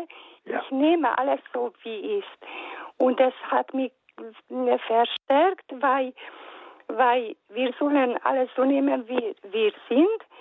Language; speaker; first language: German; non-native, fluent; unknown